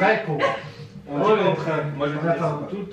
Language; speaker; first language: French; non-native, learner; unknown